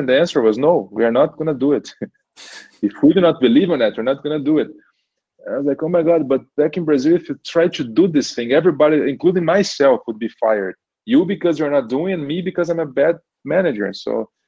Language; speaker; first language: English; non-native, fluent; Portuguese